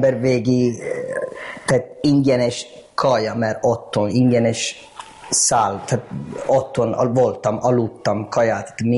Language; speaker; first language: Hungarian; non-native, learner; Italian